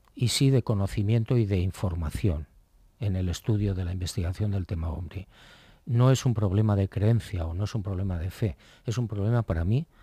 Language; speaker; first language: Spanish; native; Spanish